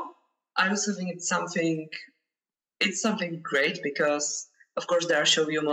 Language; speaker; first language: English; non-native, fluent; Polish